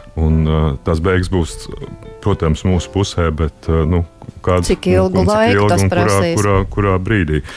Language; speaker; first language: Latvian; native; Latvian